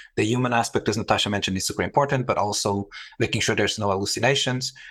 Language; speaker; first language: English; non-native, fluent; Portuguese